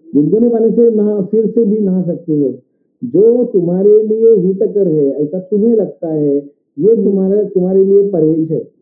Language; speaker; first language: Hindi; non-native, local second language; Marathi